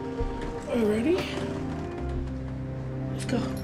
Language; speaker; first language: English; native; English